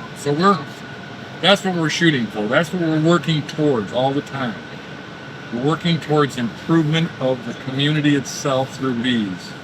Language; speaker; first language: English; native; English